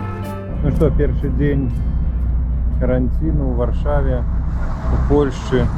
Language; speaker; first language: Polish; non-native, fluent; Belarusian